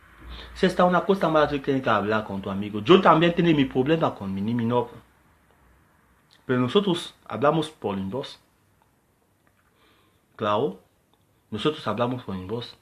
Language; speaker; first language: Spanish; non-native, learner; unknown